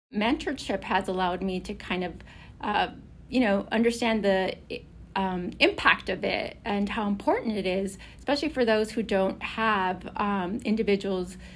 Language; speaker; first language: English; native; English